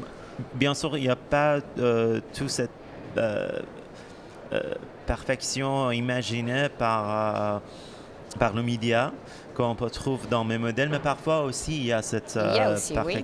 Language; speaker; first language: French; non-native, fluent; Persian